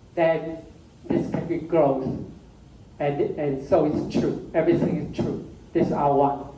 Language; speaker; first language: English; non-native, fluent; Chinese